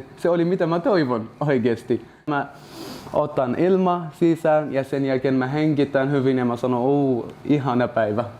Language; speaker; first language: Finnish; non-native, learner; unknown